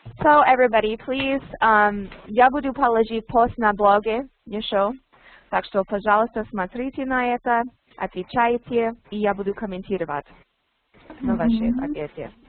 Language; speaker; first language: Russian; non-native, learner; English